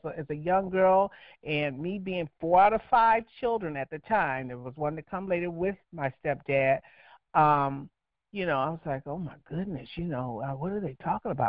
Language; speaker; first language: English; native; English